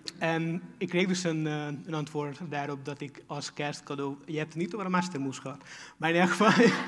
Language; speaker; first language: Dutch; non-native, fluent; Hungarian